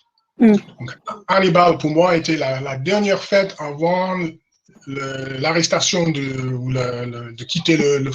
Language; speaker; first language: French; non-native, fluent; English